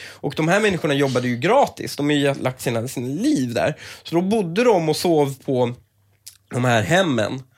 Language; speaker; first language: Swedish; early bilingual, other home language; Persian